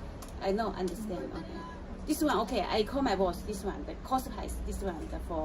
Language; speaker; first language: English; non-native, learner; Cantonese